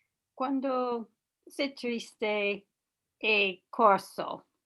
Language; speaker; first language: Italian; non-native, learner; English